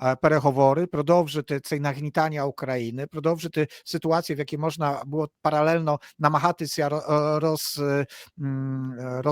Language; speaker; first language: Polish; non-native, learner; Ukrainian